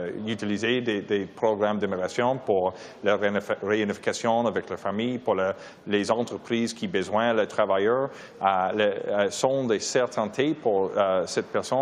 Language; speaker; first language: French; non-native, local second language; English